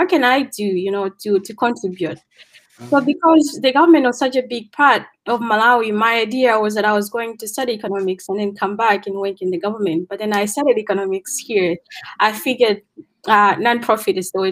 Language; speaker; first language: English; non-native, local second language; Nyanja